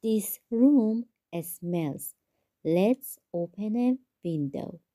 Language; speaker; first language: English; non-native, fluent; Persian